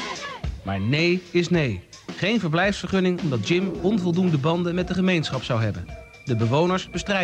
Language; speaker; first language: Dutch; native; Dutch